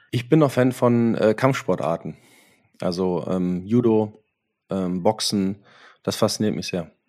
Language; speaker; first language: German; native; German